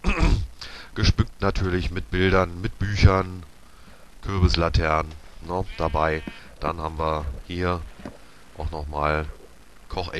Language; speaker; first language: German; native; German